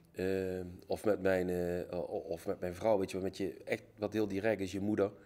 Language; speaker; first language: Dutch; native; Dutch